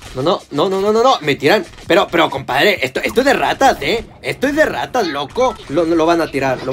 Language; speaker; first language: Spanish; native; Spanish